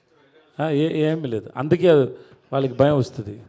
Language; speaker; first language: Telugu; non-native, learner; Tamil